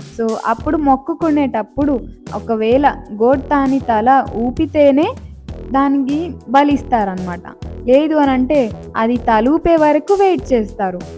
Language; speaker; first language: Telugu; non-native, local second language; Lambadi